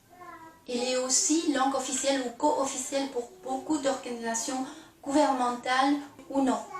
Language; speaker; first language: French; non-native, fluent; Chinese